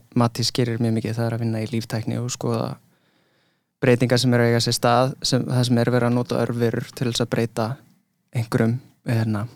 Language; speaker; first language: Icelandic; early bilingual, other home language; English